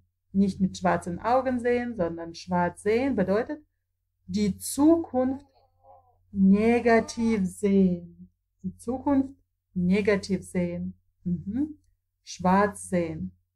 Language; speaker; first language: German; non-native, fluent; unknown